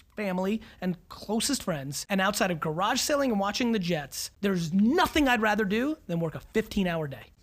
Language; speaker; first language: English; native; English